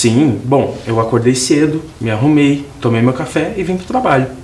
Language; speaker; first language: Portuguese; native; Portuguese